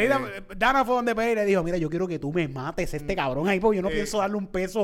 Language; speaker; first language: Spanish; native; Spanish